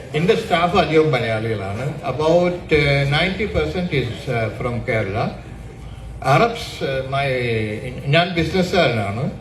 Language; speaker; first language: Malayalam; early bilingual, heritage; Malayalam